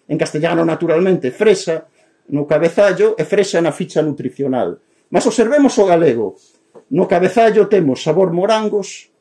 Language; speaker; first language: Galician; native; Galician